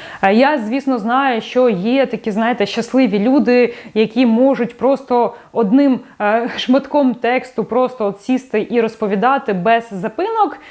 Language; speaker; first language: Ukrainian; non-native, local second language; Russian